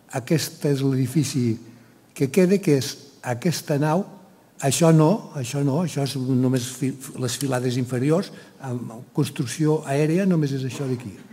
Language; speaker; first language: Catalan; native; Catalan